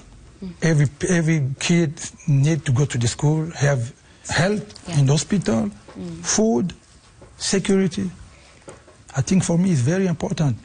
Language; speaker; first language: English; non-native, learner; French